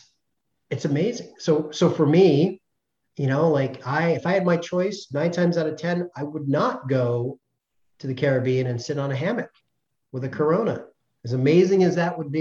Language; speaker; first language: English; native; English